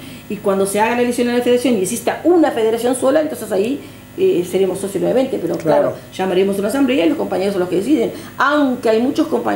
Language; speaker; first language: Spanish; native; Spanish